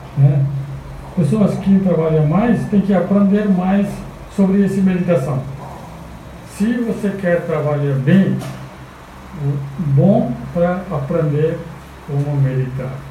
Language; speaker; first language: Portuguese; non-native, fluent; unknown